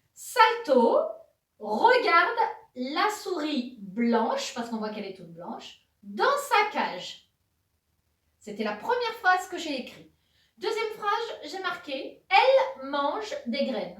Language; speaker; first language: French; native; French